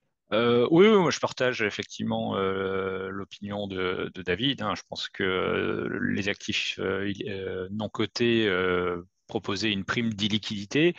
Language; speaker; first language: French; native; French